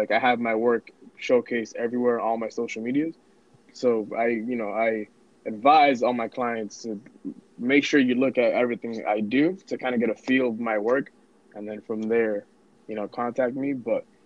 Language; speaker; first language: English; early bilingual, other home language; Spanish